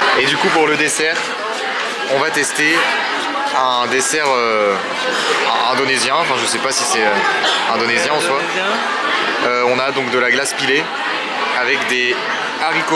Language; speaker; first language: French; native; French